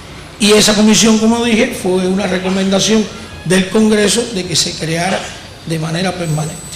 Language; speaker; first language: Spanish; native; Spanish